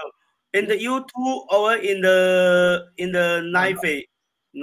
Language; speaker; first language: English; non-native, learner; Chinese